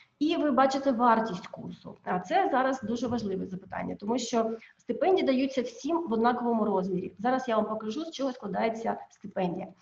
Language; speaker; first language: Ukrainian; native; Ukrainian